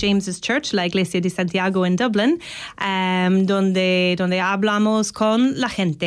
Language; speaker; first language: Spanish; non-native, fluent; English